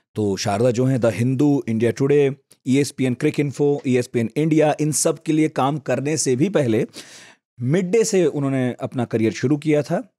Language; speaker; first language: Hindi; native; Hindi